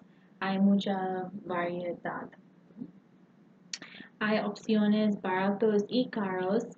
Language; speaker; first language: Spanish; non-native, learner; English